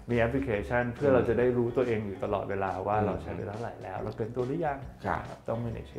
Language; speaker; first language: Thai; native; Thai